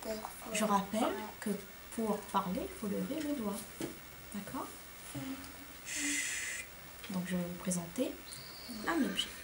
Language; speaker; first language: French; native; French